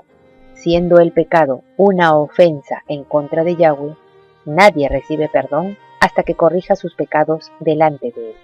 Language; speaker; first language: Spanish; native; Spanish